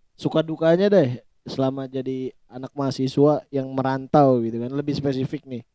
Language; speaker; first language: Indonesian; native; Indonesian